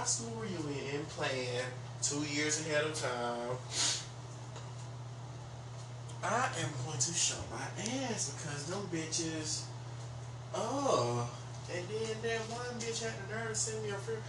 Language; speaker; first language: English; native; English